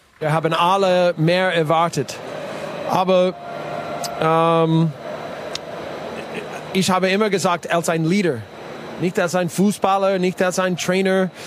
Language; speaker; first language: German; non-native, fluent; English